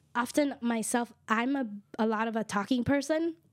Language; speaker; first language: English; early bilingual, other home language; Kʼicheʼ